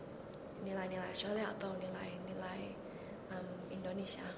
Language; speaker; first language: Indonesian; early bilingual, heritage; Indonesian